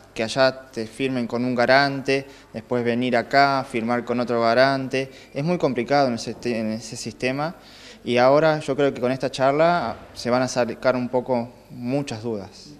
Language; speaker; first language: Spanish; native; Spanish